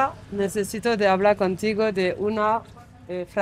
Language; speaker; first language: Spanish; non-native, learner; French